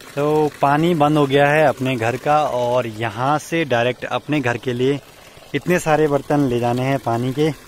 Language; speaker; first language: Hindi; native; Hindi